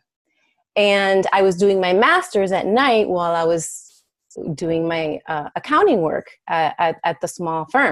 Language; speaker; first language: English; early bilingual, other home language; Spanish